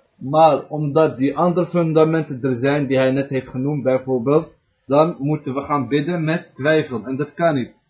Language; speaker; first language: Dutch; early bilingual, other home language; Arabic